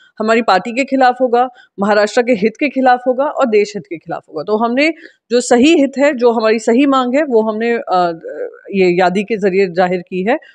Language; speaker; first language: Hindi; non-native, local second language; Marathi